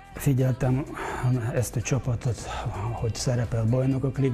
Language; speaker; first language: Hungarian; non-native, fluent; Ukrainian